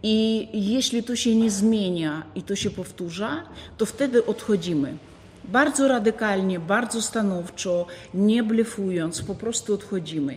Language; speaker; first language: Polish; non-native, fluent; Ukrainian